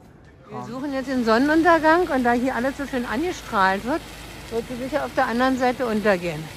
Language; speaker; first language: German; native; German